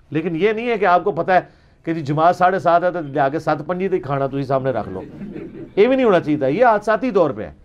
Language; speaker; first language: Urdu; non-native, local second language; Punjabi